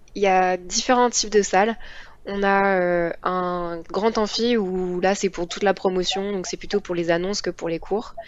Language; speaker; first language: French; native; French